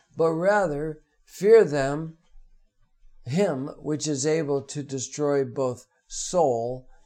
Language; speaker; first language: English; native; English